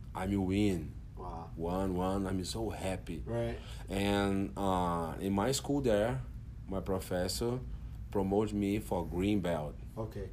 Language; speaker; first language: English; non-native, learner; Portuguese